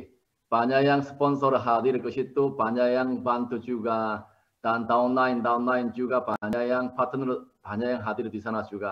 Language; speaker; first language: Indonesian; non-native, learner; Korean